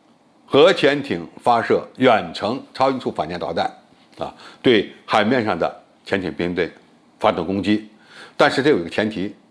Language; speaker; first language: Chinese; native; Chinese